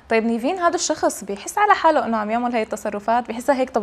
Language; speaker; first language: Arabic; native; Arabic